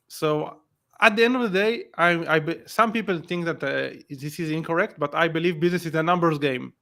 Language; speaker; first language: English; non-native, fluent; Hebrew